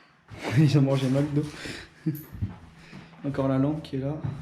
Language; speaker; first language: French; native; French